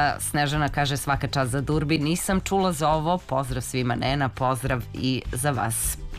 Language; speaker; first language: Serbian; native; Serbian